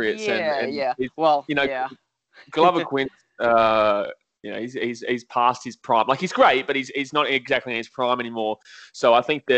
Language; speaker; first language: English; native; English